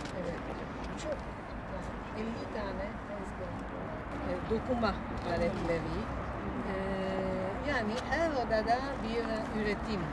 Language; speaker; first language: Turkish; non-native, fluent; Italian